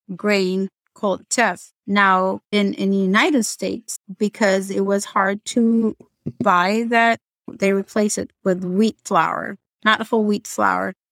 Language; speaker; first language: English; non-native, fluent; Amharic